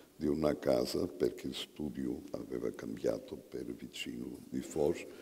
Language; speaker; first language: Italian; non-native, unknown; Portuguese